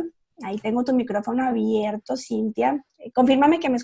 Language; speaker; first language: Spanish; native; Spanish